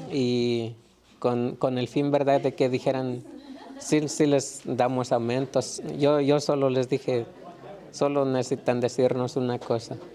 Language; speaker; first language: Spanish; native; Spanish